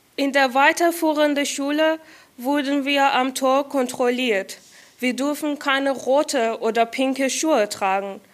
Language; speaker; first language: German; non-native, fluent; Persian